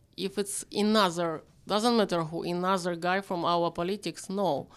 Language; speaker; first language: English; non-native, learner; Ukrainian